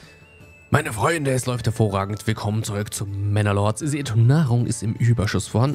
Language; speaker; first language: German; native; German